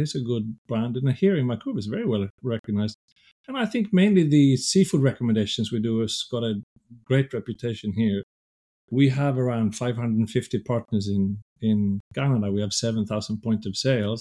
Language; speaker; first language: English; non-native, fluent; Swedish